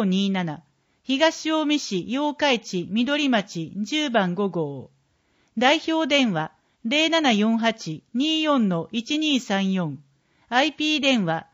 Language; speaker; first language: Japanese; native; Japanese